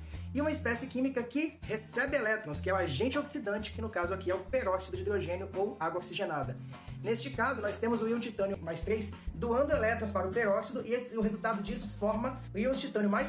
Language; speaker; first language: Portuguese; native; Portuguese